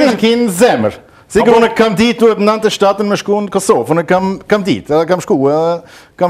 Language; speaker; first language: Albanian; non-native, learner; German